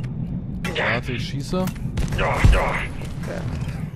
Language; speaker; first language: German; native; German